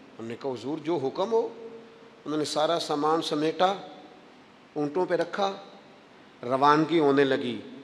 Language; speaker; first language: Urdu; non-native, local second language; Punjabi